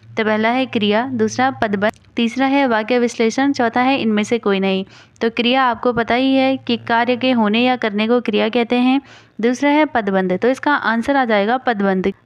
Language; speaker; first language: Hindi; native; Hindi